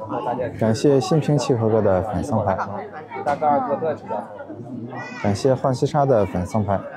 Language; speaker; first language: Chinese; native; Chinese